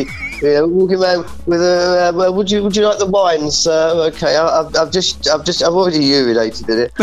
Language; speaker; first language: English; native; English